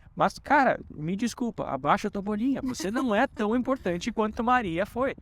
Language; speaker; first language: Portuguese; native; Portuguese